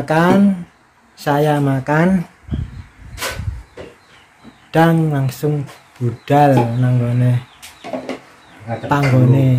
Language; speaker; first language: Indonesian; non-native, local second language; Javanese